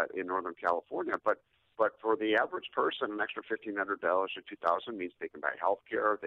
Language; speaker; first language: English; native; English